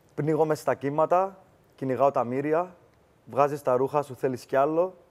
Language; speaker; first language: Greek; native; Greek